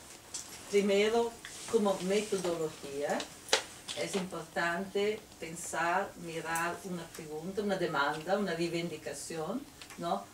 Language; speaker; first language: Spanish; non-native, fluent; Italian